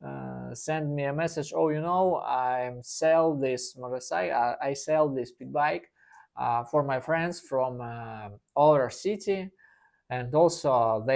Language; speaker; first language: English; non-native, learner; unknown